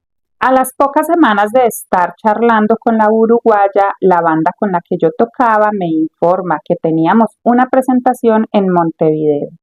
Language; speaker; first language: Spanish; native; Spanish